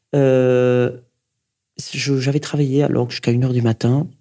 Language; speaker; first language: French; native; French